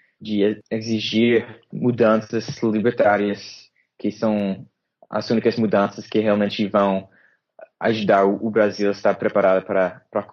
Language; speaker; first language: Portuguese; non-native, fluent; English